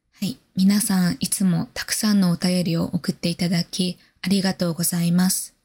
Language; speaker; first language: Japanese; native; Japanese